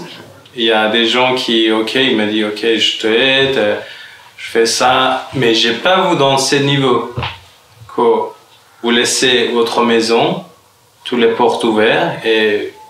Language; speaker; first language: French; non-native, fluent; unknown